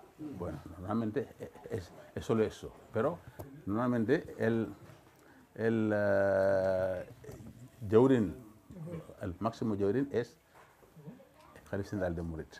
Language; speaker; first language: Spanish; non-native, fluent; Wolof